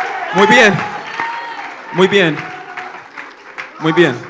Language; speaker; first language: Spanish; non-native, learner; English